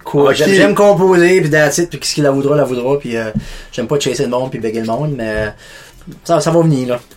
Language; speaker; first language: French; native; French